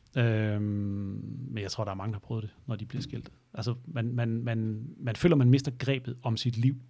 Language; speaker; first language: Danish; native; Danish